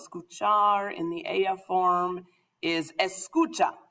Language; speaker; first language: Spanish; non-native, fluent; English